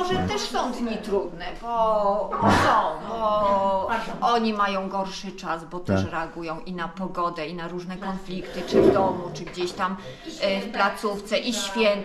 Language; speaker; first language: Polish; native; Polish